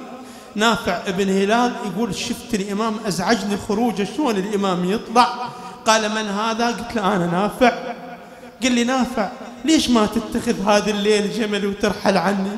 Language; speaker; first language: Arabic; native; Arabic